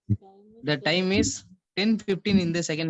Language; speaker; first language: English; non-native, learner; Tamil